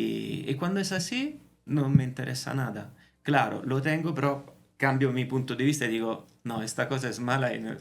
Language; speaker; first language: Spanish; non-native, fluent; Italian